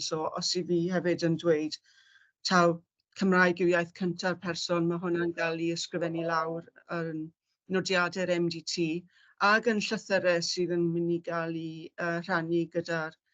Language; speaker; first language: Welsh; native; Welsh